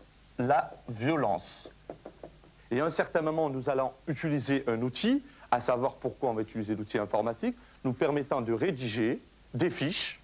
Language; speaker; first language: French; native; French